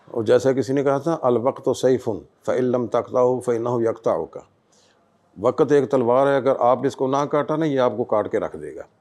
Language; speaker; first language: Urdu; native; Urdu